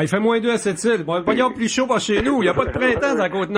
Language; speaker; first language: French; native; French